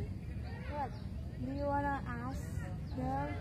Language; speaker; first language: English; non-native, learner; Javanese